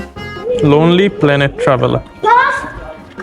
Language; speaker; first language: English; non-native, learner; Bangla